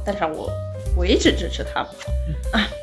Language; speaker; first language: Chinese; non-native, fluent; Ukrainian